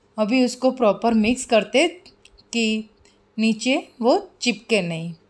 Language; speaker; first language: Hindi; non-native, local second language; Gujarati